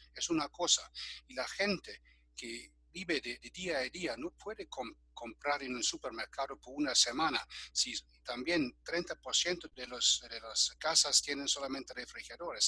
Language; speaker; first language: Spanish; non-native, fluent; German